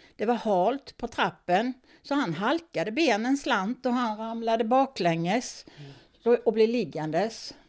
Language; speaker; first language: Swedish; native; Swedish